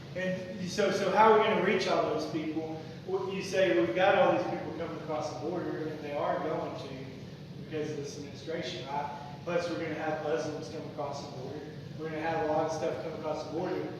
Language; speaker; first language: English; native; English